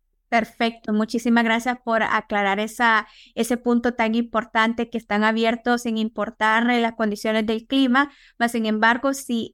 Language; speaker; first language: Spanish; native; Spanish